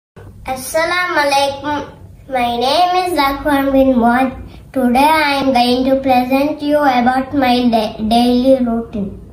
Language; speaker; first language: English; non-native, learner; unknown